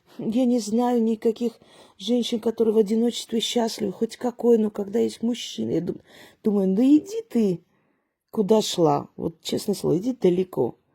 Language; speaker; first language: Russian; early bilingual, other home language; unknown